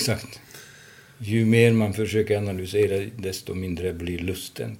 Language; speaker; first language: Swedish; non-native, fluent; Hungarian